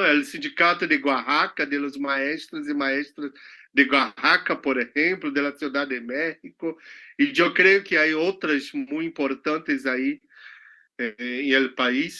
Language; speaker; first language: Spanish; non-native, learner; Portuguese